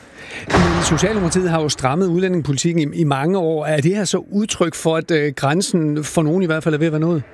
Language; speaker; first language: Danish; native; Danish